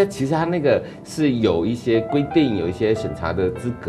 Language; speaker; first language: Chinese; native; Chinese